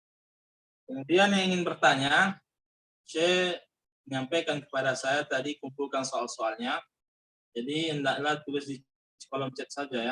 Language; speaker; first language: Indonesian; native; Indonesian